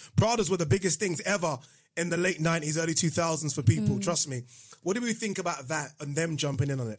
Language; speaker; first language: English; non-native, local second language; Yoruba